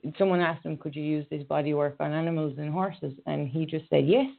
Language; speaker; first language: English; native; English